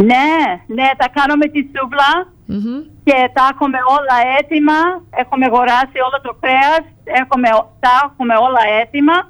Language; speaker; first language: Greek; early bilingual, heritage; Greek